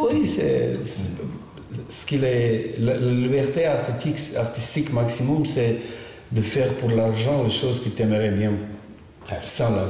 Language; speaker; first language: French; non-native, fluent; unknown